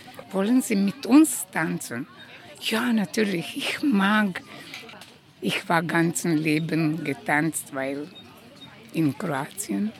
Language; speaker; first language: German; non-native, learner; Croatian